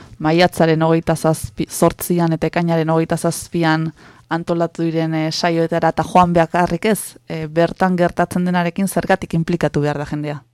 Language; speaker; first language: Basque; native; Basque